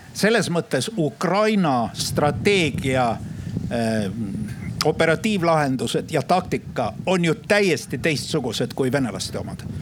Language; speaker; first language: Estonian; native; Estonian